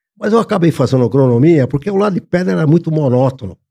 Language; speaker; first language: Portuguese; non-native, fluent; English